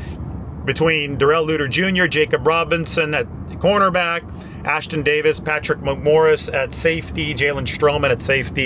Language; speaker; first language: English; native; English